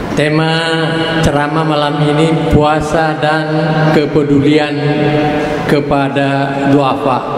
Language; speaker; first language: Indonesian; non-native, local second language; Buginese